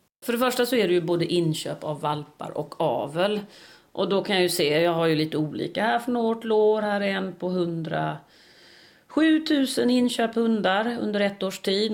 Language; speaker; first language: Swedish; native; Swedish